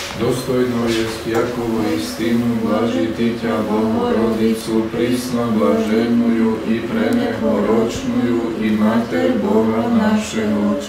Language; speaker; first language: Slovak; native; Slovak